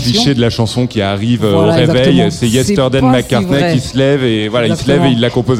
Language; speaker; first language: French; native; French